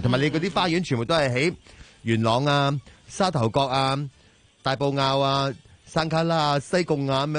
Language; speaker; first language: Cantonese; native; Cantonese